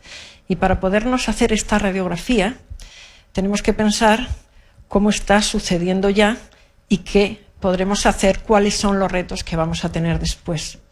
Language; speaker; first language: Spanish; native; Spanish